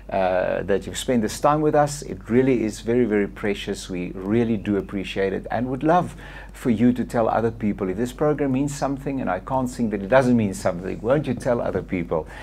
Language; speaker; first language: English; non-native, local second language; Afrikaans